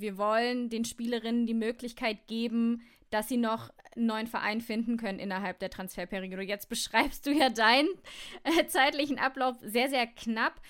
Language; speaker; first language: German; native; German